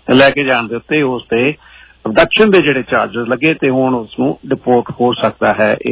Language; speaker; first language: Punjabi; native; Punjabi